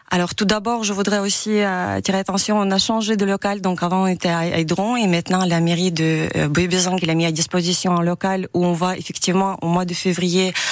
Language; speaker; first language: French; non-native, fluent; Ukrainian